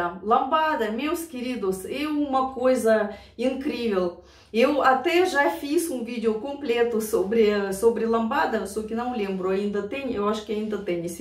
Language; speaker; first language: Portuguese; non-native, learner; Russian